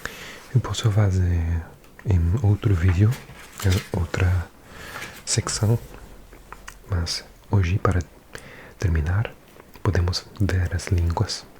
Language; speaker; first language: Portuguese; non-native, learner; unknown